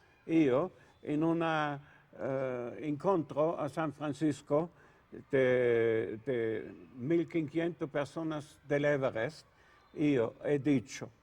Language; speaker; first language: Spanish; non-native, learner; Italian